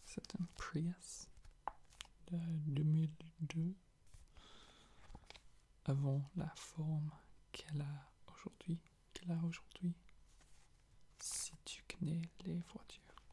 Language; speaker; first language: French; non-native, fluent; English